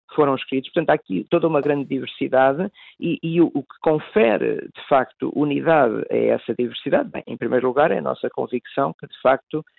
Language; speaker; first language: Portuguese; native; Portuguese